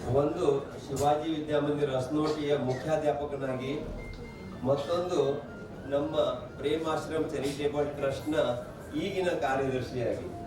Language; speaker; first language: Kannada; non-native, local second language; Marathi